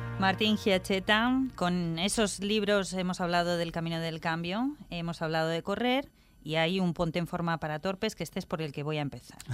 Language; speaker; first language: Spanish; native; Spanish